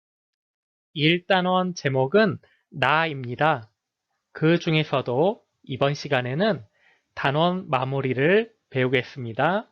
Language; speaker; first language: Korean; native; Korean